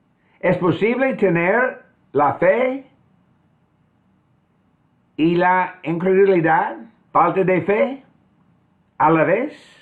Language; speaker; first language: Spanish; non-native, fluent; English